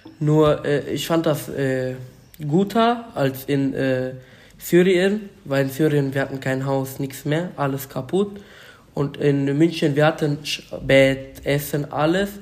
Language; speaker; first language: German; non-native, learner; Arabic